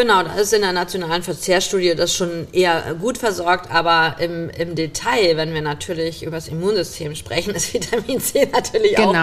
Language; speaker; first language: German; native; German